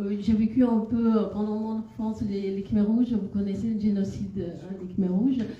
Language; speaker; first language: French; non-native, fluent; Khmer